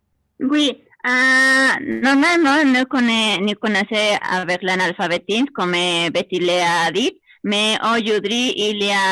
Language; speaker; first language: French; non-native, learner; Spanish